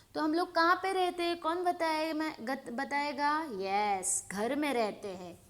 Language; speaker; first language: Hindi; non-native, local second language; Marathi